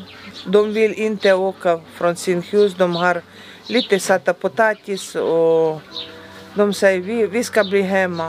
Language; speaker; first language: Swedish; early bilingual, heritage; Swedish